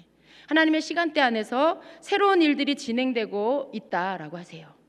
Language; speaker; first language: Korean; native; Korean